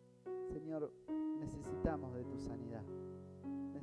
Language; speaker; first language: Spanish; native; Spanish